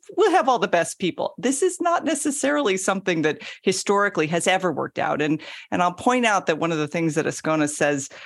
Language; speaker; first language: English; native; English